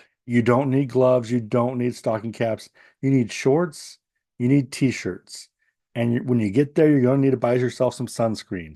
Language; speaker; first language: English; native; English